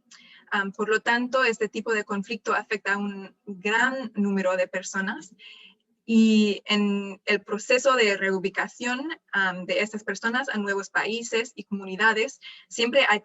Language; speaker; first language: Spanish; non-native, fluent; English